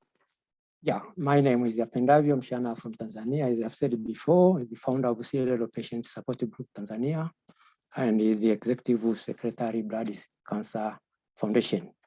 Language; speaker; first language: English; non-native, local second language; Swahili